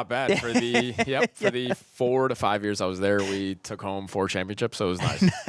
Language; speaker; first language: English; early bilingual, heritage; Persian